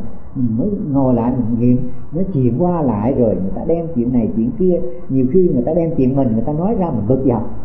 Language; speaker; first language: Vietnamese; native; Vietnamese